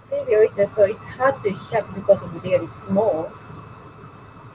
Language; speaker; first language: English; non-native, learner; Japanese